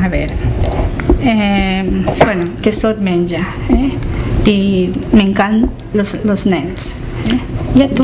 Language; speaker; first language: Catalan; non-native, learner; Spanish